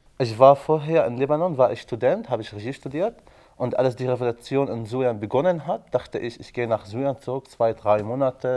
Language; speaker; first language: German; non-native, fluent; Arabic